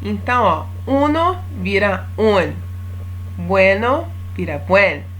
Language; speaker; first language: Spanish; non-native, fluent; Portuguese